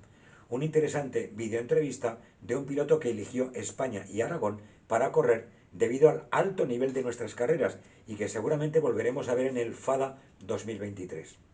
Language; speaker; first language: Spanish; native; Spanish